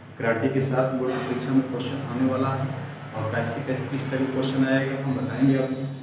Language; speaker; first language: Hindi; native; Hindi